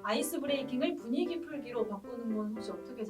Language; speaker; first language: Korean; native; Korean